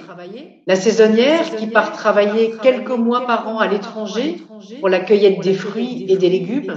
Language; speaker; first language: French; native; French